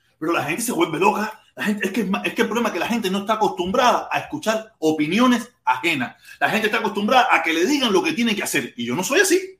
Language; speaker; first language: Spanish; native; Spanish